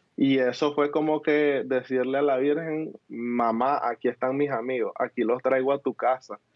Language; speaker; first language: Spanish; native; Spanish